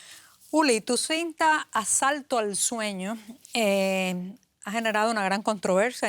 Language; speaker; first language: Spanish; native; Spanish